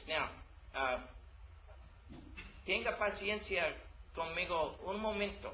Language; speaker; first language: Spanish; non-native, learner; English